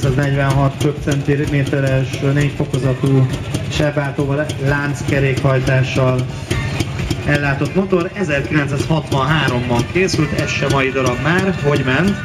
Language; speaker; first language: Hungarian; native; Hungarian